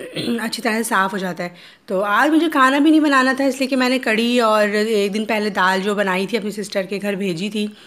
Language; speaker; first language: Hindi; native; Hindi